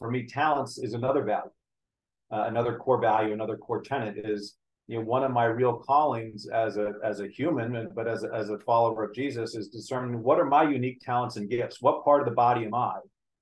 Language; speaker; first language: English; native; English